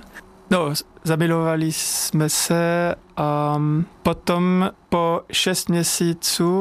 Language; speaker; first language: Czech; non-native, learner; French